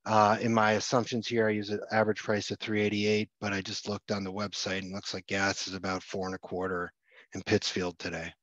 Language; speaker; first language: English; native; English